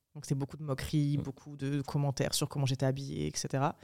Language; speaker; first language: French; early bilingual, other home language; Arabic